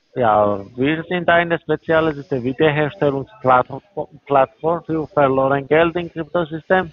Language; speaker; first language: German; non-native, learner; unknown